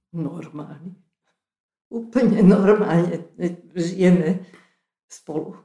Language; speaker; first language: Slovak; non-native, local second language; Hungarian